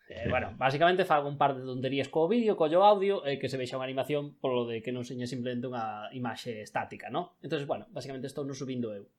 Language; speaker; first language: Galician; non-native, local second language; Spanish